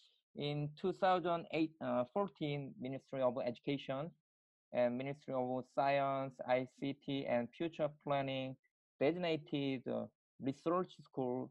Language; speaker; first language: English; non-native, learner; Korean